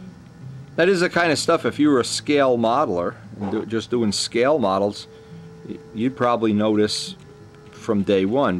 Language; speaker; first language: English; native; English